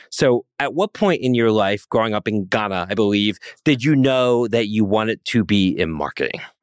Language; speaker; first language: English; native; English